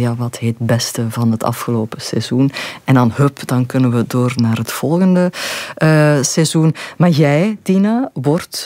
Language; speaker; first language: Dutch; native; Dutch